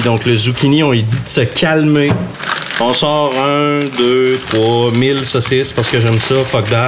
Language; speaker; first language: French; native; French